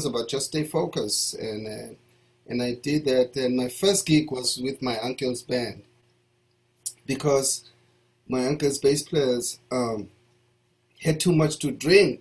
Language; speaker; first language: English; non-native, local second language; Zulu